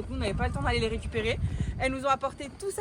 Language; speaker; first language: French; native; French